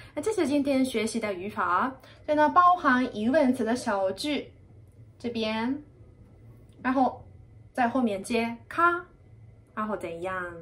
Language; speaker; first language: Chinese; non-native, fluent; Japanese